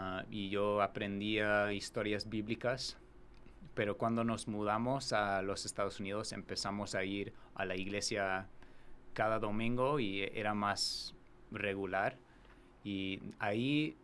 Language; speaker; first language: Spanish; non-native, fluent; English